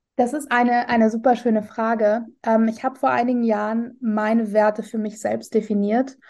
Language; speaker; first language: German; native; German